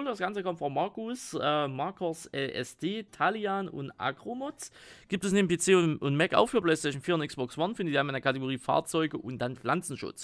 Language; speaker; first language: German; native; German